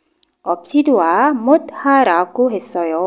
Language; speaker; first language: Korean; non-native, learner; Indonesian